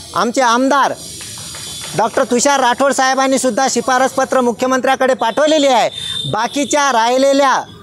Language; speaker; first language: Marathi; non-native, local second language; Lambadi